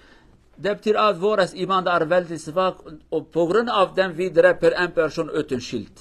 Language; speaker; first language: Norwegian; non-native, fluent; Kurdish